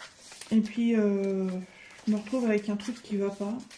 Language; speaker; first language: French; native; French